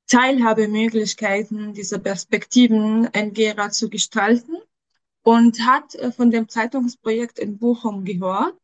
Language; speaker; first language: German; non-native, fluent; Arabic